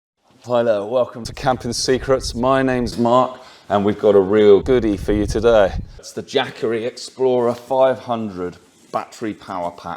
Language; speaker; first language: English; native; English